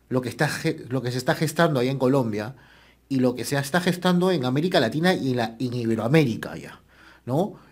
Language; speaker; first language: Spanish; native; Spanish